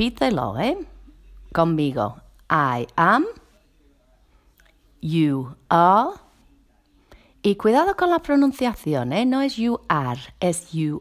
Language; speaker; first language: Spanish; non-native, fluent; English